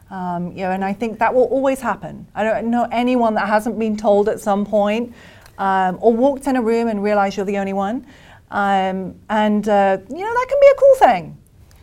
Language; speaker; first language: English; native; English